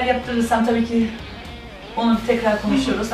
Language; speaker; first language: Turkish; early bilingual, heritage; Turkish